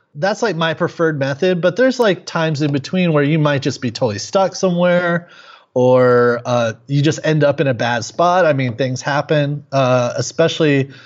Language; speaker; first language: English; native; English